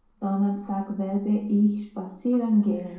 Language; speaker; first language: German; non-native, learner; Romanian